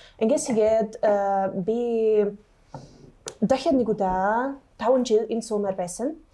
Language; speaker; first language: Mongolian; non-native, learner; Hungarian